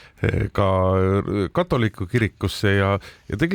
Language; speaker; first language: Estonian; native; Estonian